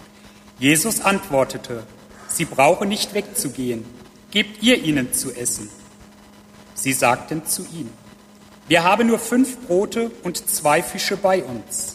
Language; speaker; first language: German; native; German